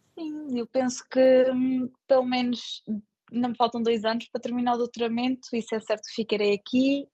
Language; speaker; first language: Portuguese; native; Portuguese